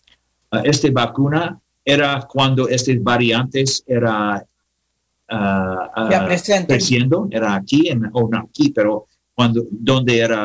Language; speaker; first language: Spanish; non-native, learner; English